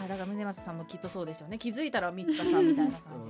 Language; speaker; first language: Japanese; native; Japanese